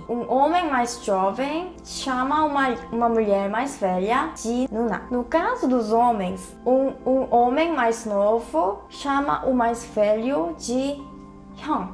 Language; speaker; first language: Portuguese; non-native, fluent; Korean